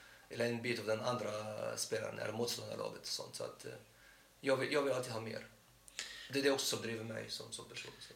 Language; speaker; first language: Swedish; non-native, fluent; Arabic